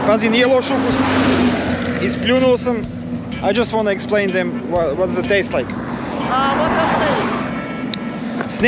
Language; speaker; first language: English; non-native, learner; Serbian